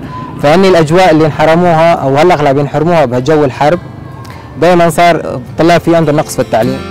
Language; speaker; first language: Arabic; native; Arabic